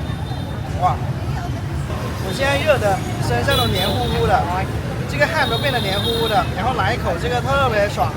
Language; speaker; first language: Chinese; native; Chinese